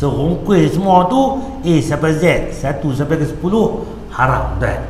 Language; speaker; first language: Malay; native; Malay